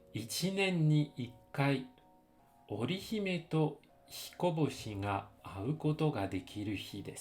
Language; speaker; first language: Japanese; non-native, fluent; French